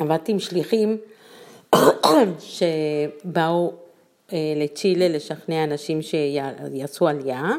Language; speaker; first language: Hebrew; non-native, fluent; Spanish